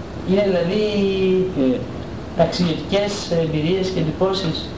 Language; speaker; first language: Greek; native; Greek